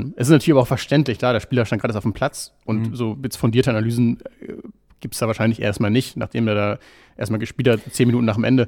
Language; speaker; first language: German; native; German